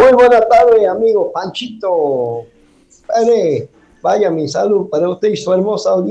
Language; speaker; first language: Spanish; native; Spanish